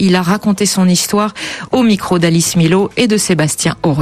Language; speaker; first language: French; native; French